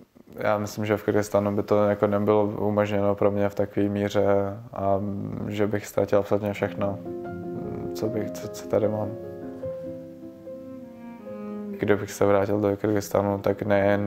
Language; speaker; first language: Czech; early bilingual, other home language; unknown